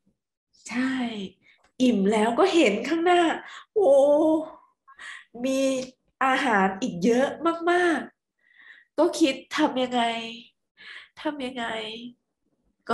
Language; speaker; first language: Thai; native; Thai